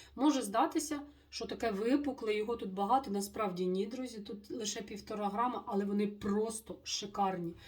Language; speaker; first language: Ukrainian; non-native, local second language; Russian